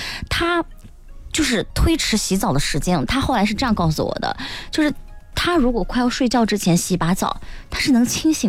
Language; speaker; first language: Chinese; native; Chinese